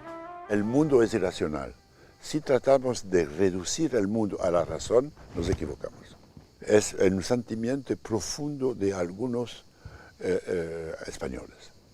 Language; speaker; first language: Spanish; non-native, fluent; French